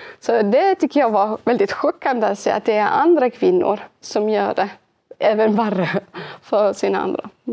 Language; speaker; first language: Swedish; early bilingual, other home language; Arabic